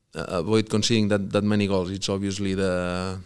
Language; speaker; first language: English; non-native, fluent; Spanish